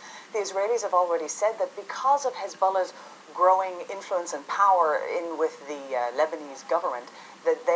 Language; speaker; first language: English; native; English